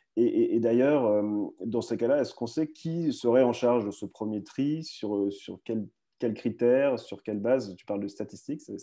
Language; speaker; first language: French; native; French